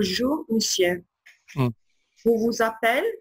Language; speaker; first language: French; non-native, learner; Albanian